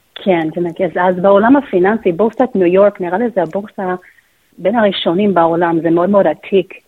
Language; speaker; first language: Hebrew; non-native, fluent; English